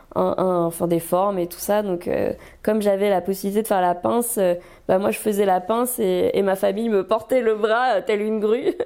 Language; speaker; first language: French; native; French